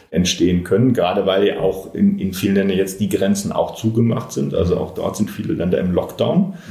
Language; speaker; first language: German; native; German